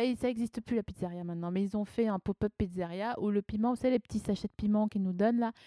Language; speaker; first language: French; native; French